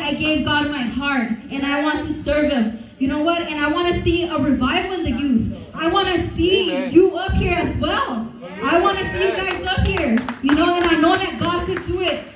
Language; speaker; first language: English; early bilingual, other home language; Spanish